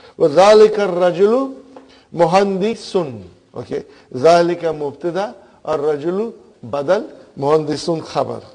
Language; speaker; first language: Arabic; non-native, fluent; Urdu